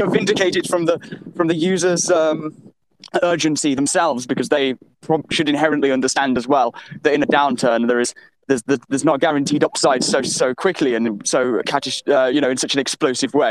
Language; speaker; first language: English; native; English